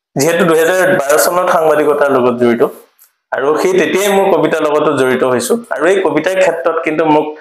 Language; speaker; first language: Assamese; native; Assamese